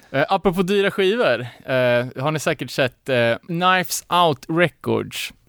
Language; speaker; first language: Swedish; native; Swedish